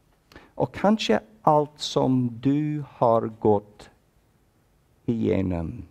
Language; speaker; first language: Swedish; non-native, fluent; English